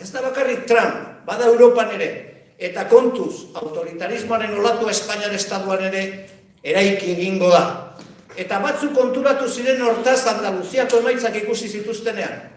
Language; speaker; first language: Basque; native; Basque